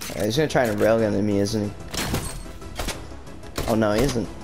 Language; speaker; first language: English; native; English